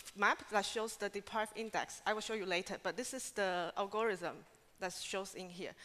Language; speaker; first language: English; non-native, fluent; Chinese